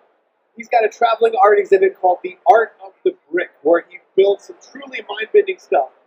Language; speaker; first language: English; native; English